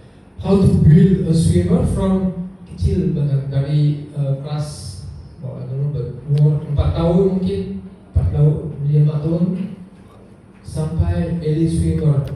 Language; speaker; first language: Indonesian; non-native, learner; French